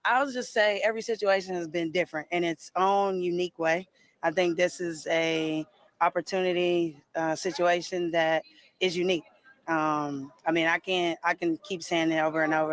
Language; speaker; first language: English; native; English